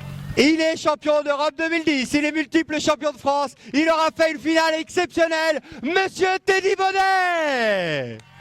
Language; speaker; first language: French; native; French